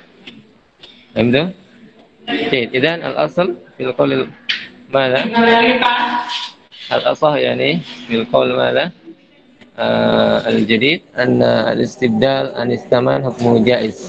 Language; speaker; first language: Arabic; non-native, fluent; Indonesian